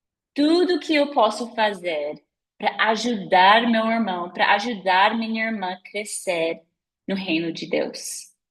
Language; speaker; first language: Portuguese; non-native, fluent; English